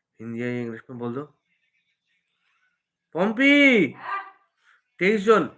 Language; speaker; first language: Hindi; non-native, local second language; Bangla